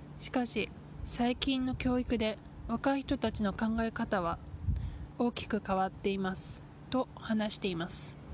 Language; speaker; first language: Japanese; native; Japanese